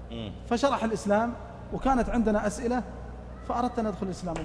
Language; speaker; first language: Arabic; native; Arabic